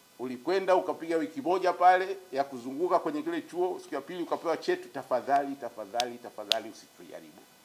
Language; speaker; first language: Swahili; native; Swahili